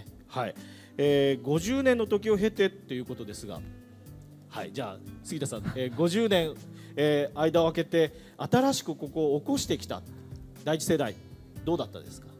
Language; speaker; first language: Japanese; native; Japanese